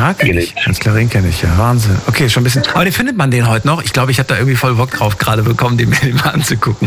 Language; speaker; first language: German; native; German